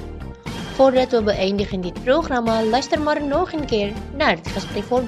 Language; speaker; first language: Dutch; non-native, learner; Indonesian